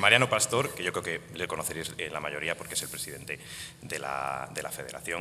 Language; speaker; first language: Spanish; native; Spanish